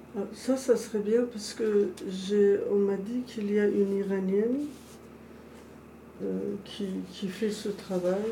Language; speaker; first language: French; non-native, fluent; Persian